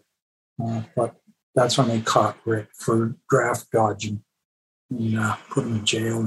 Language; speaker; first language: English; native; English